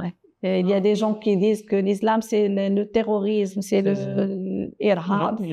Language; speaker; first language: French; non-native, local second language; Arabic